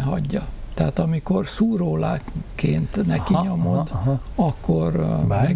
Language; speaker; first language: Hungarian; native; Hungarian